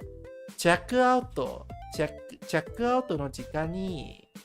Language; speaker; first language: Japanese; non-native, learner; English